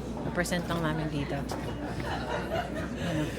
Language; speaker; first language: Filipino; native; Filipino